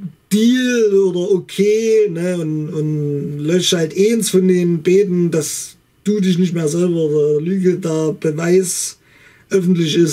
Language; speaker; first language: German; native; German